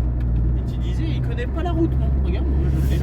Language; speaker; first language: French; native; French